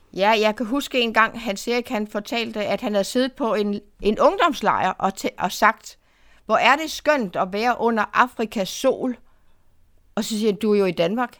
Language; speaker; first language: Danish; native; Danish